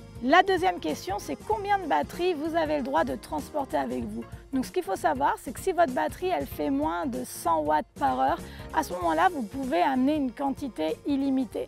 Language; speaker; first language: French; native; French